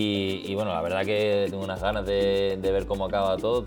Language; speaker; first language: Spanish; native; Spanish